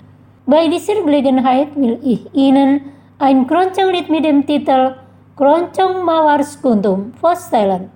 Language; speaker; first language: German; non-native, fluent; Indonesian